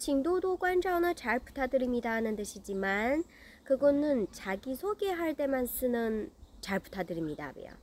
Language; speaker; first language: Korean; non-native, learner; Chinese